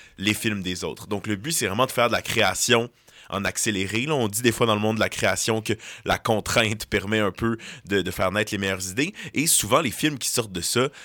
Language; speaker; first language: French; native; French